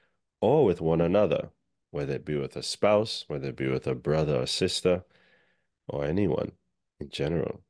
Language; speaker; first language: English; native; English